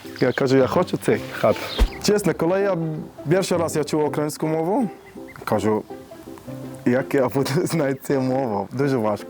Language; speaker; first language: Ukrainian; non-native, learner; Arabic